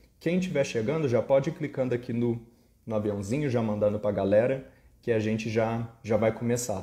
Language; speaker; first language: Portuguese; native; Portuguese